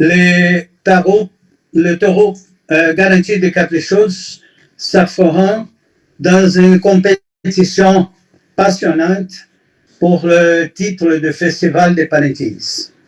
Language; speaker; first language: French; non-native, fluent; Portuguese